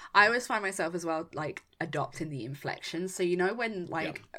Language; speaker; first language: English; native; English